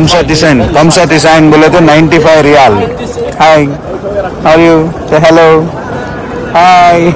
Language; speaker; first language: Hindi; native; Hindi